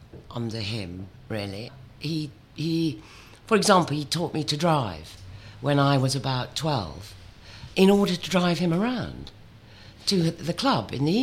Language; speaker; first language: English; native; English